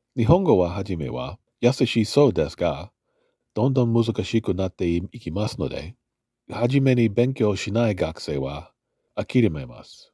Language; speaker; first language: Japanese; non-native, learner; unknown